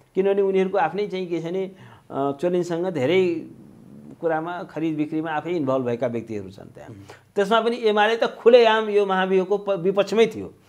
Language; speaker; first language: Nepali; native; Nepali